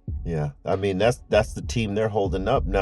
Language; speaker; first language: English; native; English